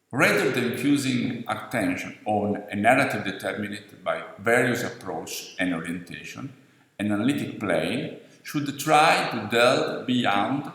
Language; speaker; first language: English; non-native, fluent; Italian